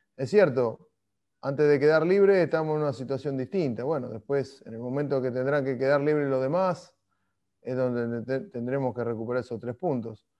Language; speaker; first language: Spanish; native; Spanish